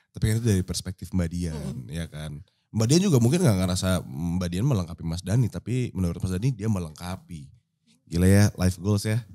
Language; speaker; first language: Indonesian; native; Indonesian